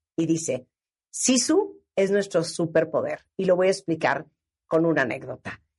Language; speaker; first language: Spanish; native; Spanish